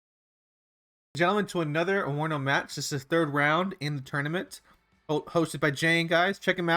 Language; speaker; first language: English; native; English